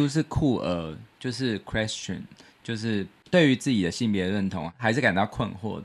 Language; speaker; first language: Chinese; native; Chinese